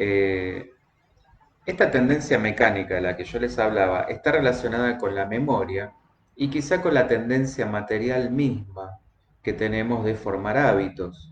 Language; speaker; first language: Spanish; native; Spanish